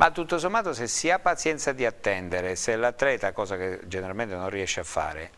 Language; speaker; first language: Italian; native; Italian